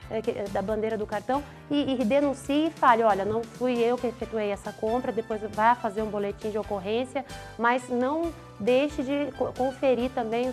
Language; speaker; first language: Portuguese; native; Portuguese